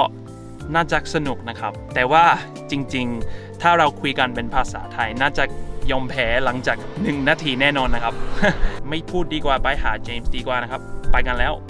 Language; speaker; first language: Thai; non-native, fluent; English